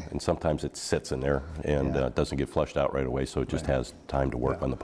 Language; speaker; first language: English; native; English